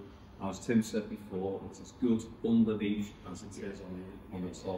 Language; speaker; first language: English; native; English